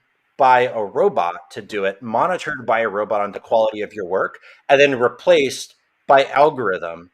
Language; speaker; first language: English; native; English